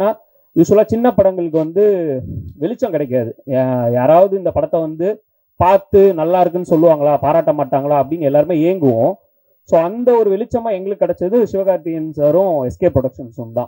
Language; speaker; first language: Tamil; native; Tamil